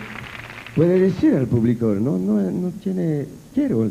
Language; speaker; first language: Spanish; non-native, learner; French